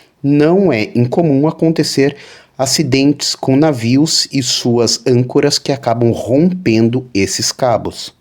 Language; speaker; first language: Portuguese; native; Portuguese